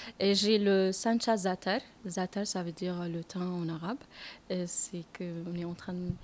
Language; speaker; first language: French; non-native, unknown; Arabic